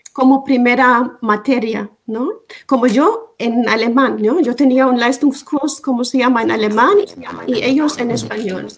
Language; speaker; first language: Spanish; non-native, fluent; German